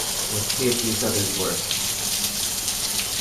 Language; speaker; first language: English; native; English